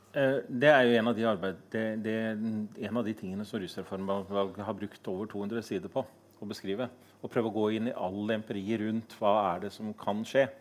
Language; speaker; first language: Norwegian; native; Norwegian